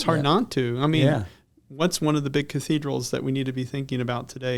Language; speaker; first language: English; native; English